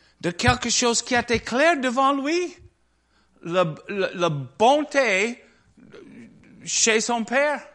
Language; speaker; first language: French; non-native, learner; English